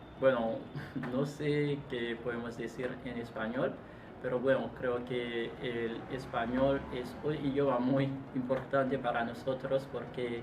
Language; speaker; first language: Spanish; non-native, fluent; Haitian Creole